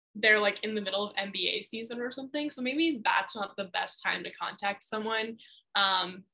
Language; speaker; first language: English; native; English